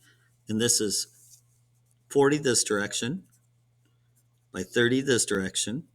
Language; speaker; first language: English; native; English